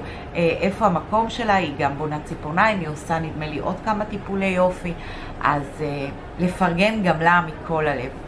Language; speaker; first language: Hebrew; native; Hebrew